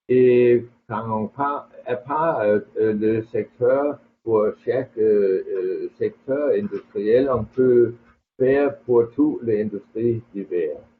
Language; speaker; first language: French; non-native, fluent; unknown